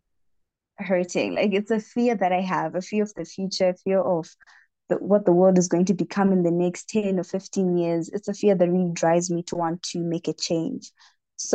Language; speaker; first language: English; non-native, local second language; Shona